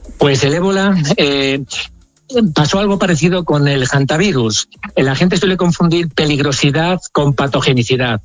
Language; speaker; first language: Spanish; native; Spanish